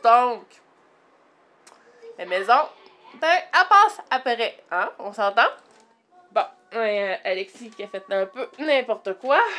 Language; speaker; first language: French; native; French